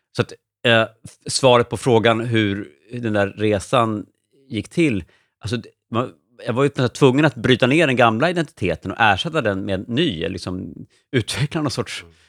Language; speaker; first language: Swedish; native; Swedish